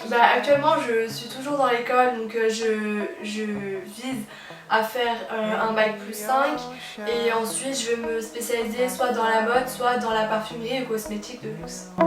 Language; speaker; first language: French; native; French